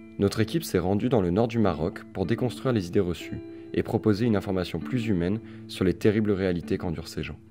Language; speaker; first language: French; native; French